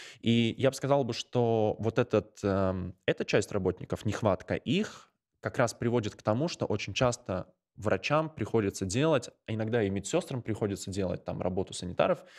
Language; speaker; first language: Russian; non-native, local second language; Latvian